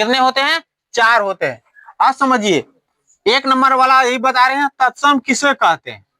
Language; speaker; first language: Hindi; native; Hindi